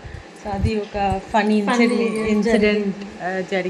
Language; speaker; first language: Telugu; non-native, fluent; Bangla